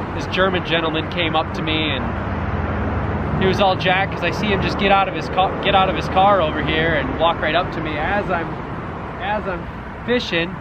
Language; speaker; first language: English; native; English